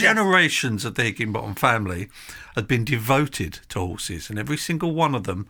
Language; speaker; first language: English; native; English